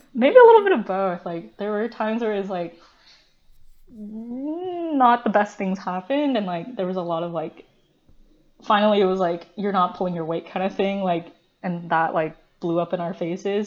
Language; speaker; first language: English; early bilingual, other home language; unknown